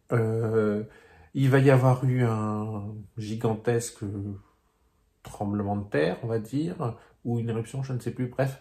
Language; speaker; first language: French; native; French